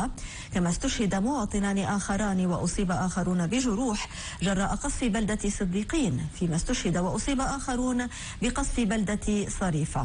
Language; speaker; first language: Arabic; native; Arabic